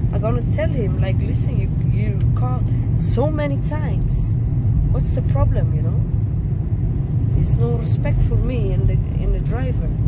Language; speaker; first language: English; non-native, fluent; Dutch